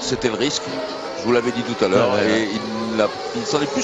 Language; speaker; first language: French; native; French